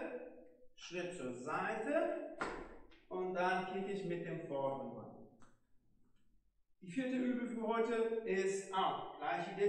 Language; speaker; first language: German; non-native, fluent; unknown